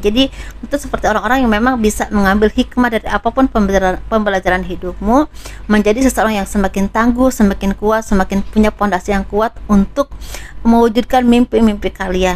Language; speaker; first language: Indonesian; native; Indonesian